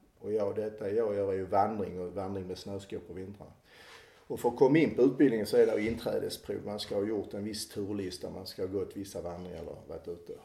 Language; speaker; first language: Swedish; native; Swedish